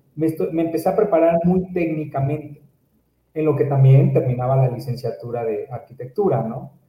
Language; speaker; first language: Spanish; native; Spanish